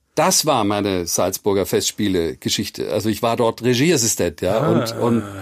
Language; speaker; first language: German; native; German